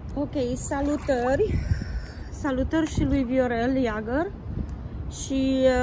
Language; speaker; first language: Romanian; native; Romanian